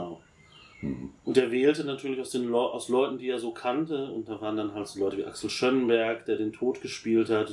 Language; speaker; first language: German; native; German